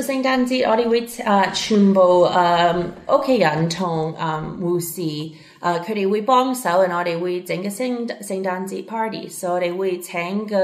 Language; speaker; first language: Cantonese; early bilingual, heritage; Cantonese